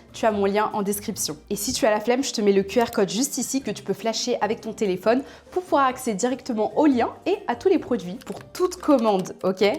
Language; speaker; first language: French; native; French